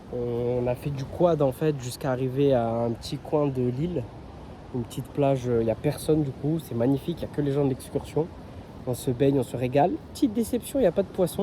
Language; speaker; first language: French; native; French